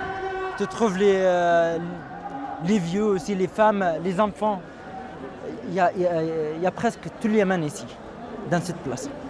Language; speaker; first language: French; non-native, fluent; Arabic